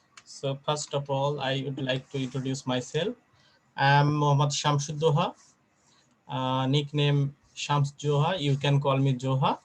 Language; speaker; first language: English; non-native, fluent; Bangla